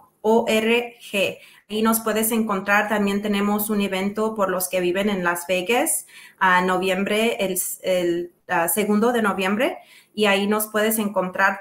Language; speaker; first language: Spanish; early bilingual, other home language; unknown